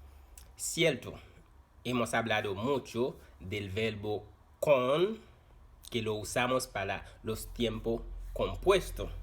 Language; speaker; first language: Spanish; non-native, fluent; Haitian Creole